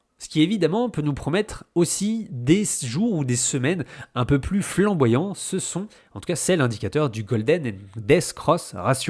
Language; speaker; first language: French; native; French